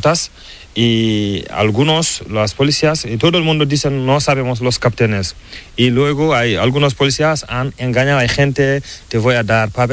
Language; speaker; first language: Spanish; non-native, learner; Fula